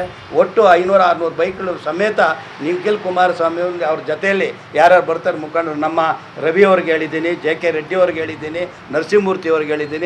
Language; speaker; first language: Kannada; native; Kannada